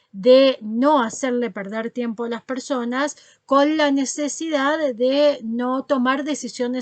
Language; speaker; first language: Spanish; native; Spanish